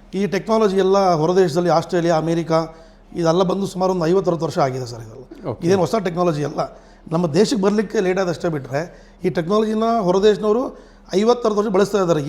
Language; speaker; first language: Kannada; non-native, local second language; Telugu